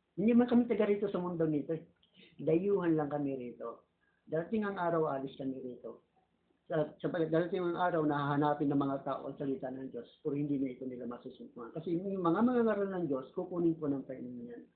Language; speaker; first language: Filipino; native; Filipino